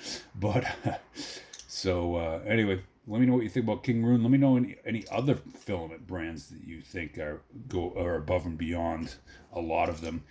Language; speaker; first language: English; native; English